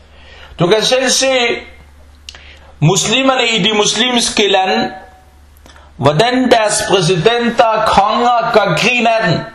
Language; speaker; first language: Danish; non-native, fluent; Arabic